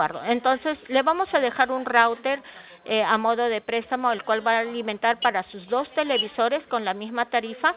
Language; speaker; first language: Spanish; native; Spanish